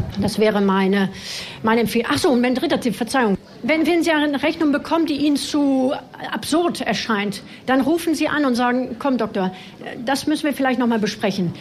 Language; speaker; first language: German; non-native, fluent; French